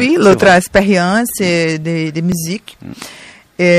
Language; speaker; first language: French; non-native, learner; Portuguese